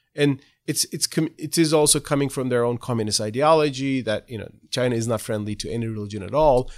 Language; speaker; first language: English; non-native, fluent; Turkish